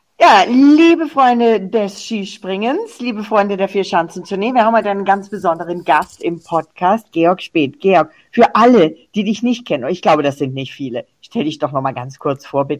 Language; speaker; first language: German; native; German